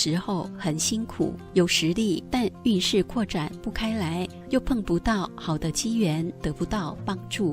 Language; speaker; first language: Chinese; native; Chinese